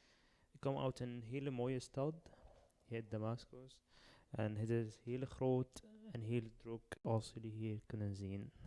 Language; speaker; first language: Dutch; non-native, learner; Arabic